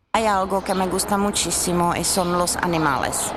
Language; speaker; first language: Spanish; non-native, fluent; Czech